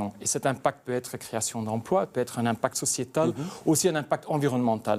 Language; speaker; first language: French; native; French